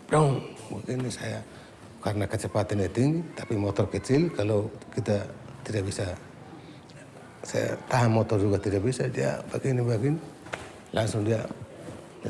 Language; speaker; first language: Indonesian; non-native, local second language; Tetum